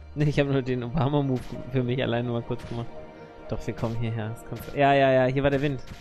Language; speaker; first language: German; native; German